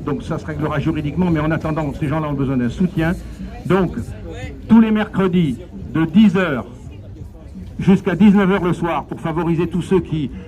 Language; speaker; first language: French; native; French